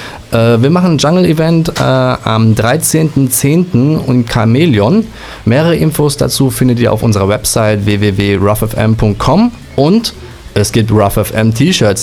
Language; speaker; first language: German; native; German